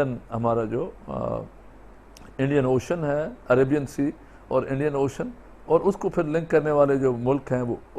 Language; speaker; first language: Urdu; non-native, local second language; Sindhi